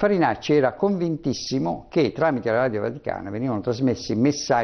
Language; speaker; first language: Italian; native; Italian